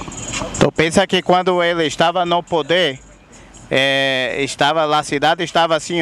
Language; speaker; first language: Spanish; non-native, learner; Portuguese